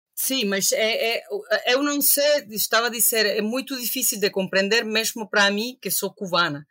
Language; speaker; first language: Portuguese; non-native, fluent; Spanish